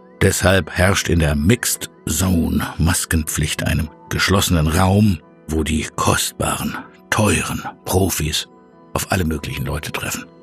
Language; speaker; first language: German; native; German